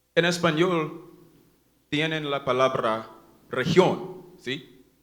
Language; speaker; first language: Spanish; non-native, learner; English